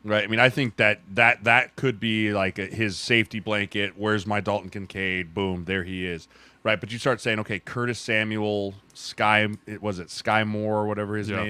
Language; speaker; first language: English; native; English